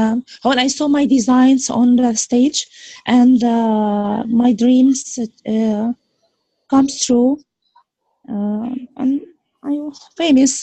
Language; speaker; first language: English; non-native, learner; Arabic